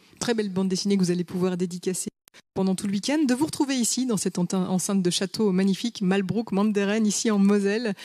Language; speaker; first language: French; native; French